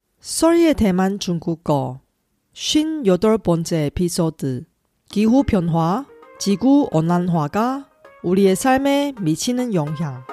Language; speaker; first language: Korean; non-native, fluent; Chinese